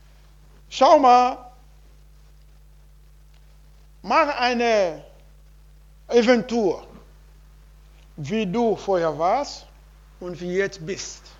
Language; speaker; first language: German; non-native, learner; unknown